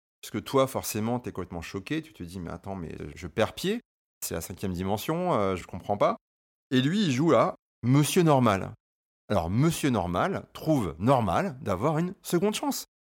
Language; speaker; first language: French; native; French